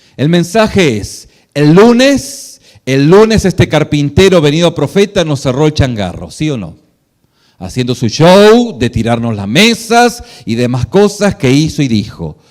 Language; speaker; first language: Spanish; native; Spanish